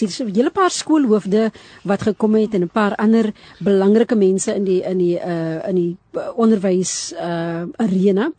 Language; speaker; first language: Afrikaans; native; Afrikaans